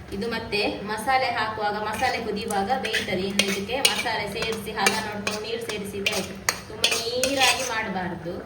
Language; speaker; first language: Kannada; native; Kannada